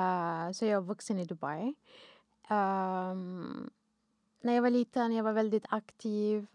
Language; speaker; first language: Swedish; non-native, fluent; Arabic